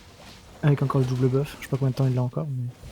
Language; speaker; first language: French; native; French